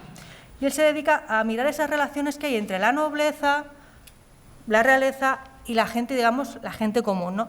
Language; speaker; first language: Spanish; native; Spanish